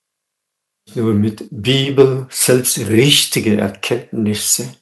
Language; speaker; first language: German; non-native, fluent; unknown